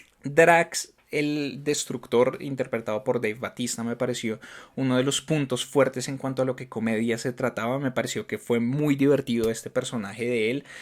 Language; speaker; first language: Spanish; native; Spanish